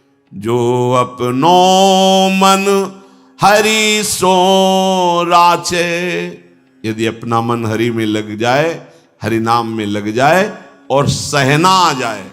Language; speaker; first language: Hindi; native; Hindi